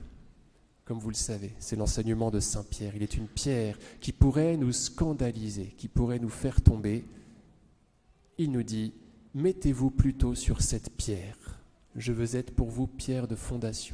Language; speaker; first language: French; native; French